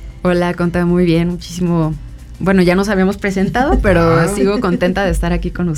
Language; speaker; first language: Spanish; native; Spanish